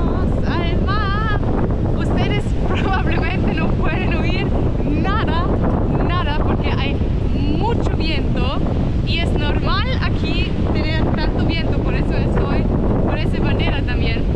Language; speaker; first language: Spanish; non-native, fluent; German